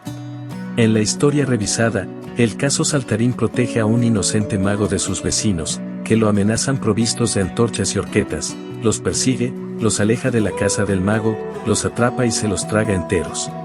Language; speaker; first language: Spanish; native; Spanish